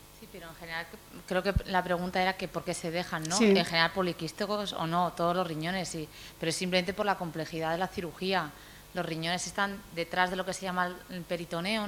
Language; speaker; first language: Spanish; native; Spanish